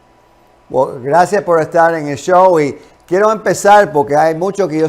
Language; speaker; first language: Spanish; non-native, fluent; English